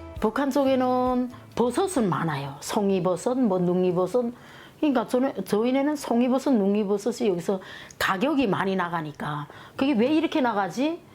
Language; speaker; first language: Korean; native; Korean